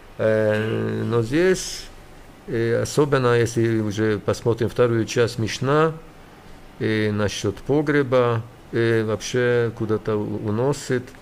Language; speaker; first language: Russian; early bilingual, heritage; Russian